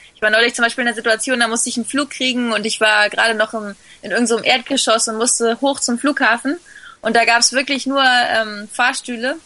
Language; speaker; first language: German; early bilingual, other home language; Spanish